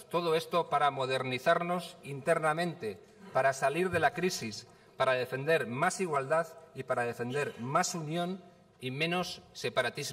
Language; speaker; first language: Spanish; native; Spanish